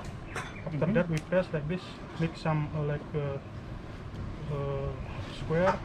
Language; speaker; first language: English; non-native, learner; Indonesian